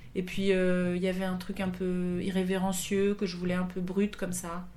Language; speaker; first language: French; native; French